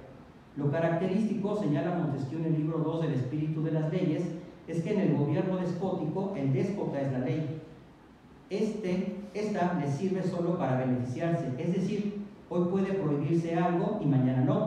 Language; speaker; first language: Spanish; native; Spanish